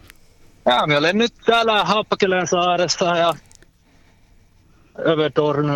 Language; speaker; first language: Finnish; early bilingual, heritage; Finnish